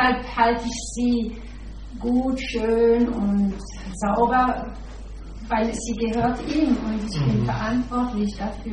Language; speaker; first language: German; non-native, fluent; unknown